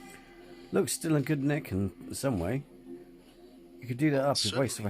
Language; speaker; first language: English; native; English